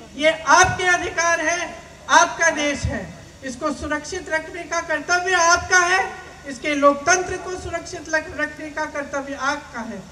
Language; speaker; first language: Hindi; native; Hindi